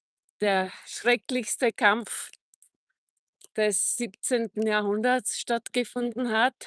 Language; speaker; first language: German; non-native, fluent; Czech